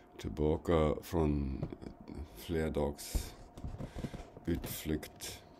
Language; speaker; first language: Swedish; non-native, fluent; German